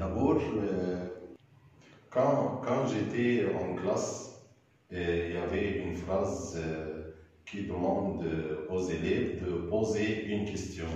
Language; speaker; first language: French; non-native, fluent; Arabic